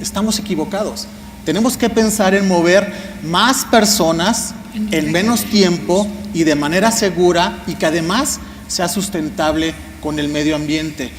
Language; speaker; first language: Spanish; native; Spanish